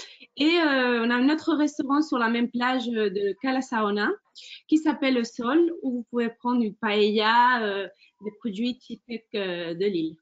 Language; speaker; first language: French; non-native, fluent; Spanish